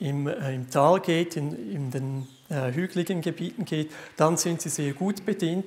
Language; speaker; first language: German; native; German